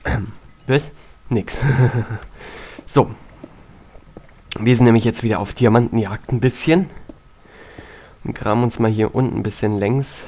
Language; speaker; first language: German; native; German